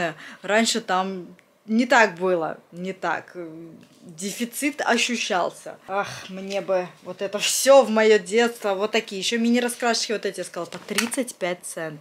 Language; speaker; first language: Russian; native; Russian